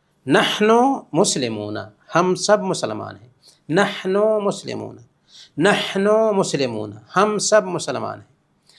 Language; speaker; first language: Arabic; non-native, fluent; Urdu